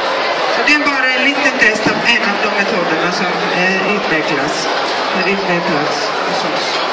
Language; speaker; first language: Swedish; non-native, fluent; Greek